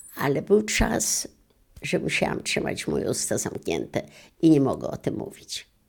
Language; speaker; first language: Polish; non-native, local second language; Yiddish